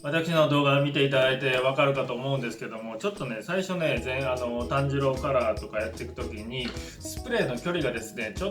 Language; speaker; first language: Japanese; native; Japanese